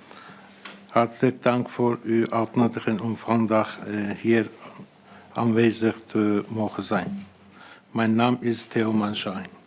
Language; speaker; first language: Dutch; non-native, fluent; Azerbaijani